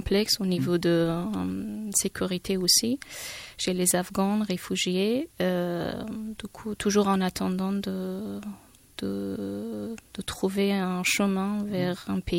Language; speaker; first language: French; non-native, fluent; Persian